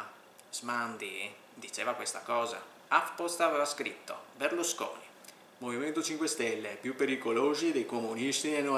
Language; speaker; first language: Italian; native; Italian